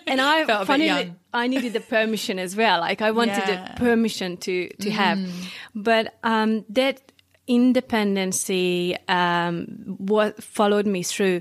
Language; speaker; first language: English; non-native, fluent; Hungarian